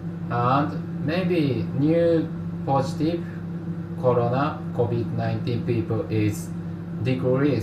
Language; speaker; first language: English; non-native, learner; Japanese